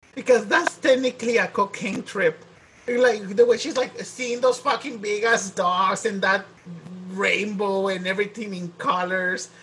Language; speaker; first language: English; non-native, fluent; Spanish